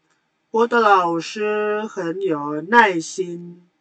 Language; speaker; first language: Chinese; non-native, fluent; Indonesian